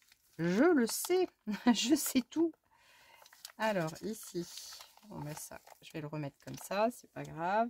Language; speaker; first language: French; native; French